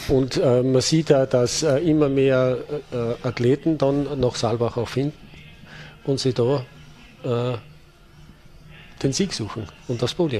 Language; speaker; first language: German; native; German